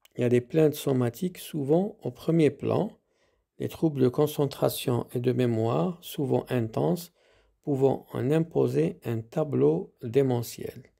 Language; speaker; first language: French; non-native, local second language; Arabic